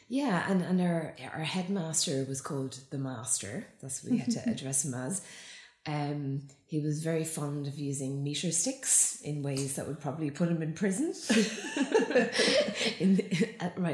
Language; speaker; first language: English; native; English